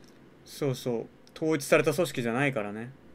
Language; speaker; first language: Japanese; native; Japanese